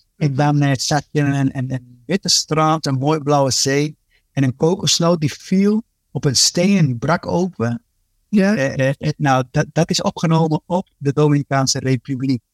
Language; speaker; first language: Dutch; early bilingual, other home language; Spanish